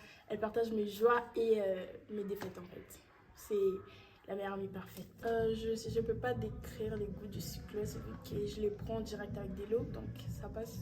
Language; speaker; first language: French; native; French